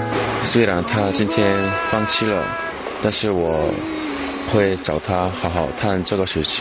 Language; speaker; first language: Chinese; non-native, fluent; Korean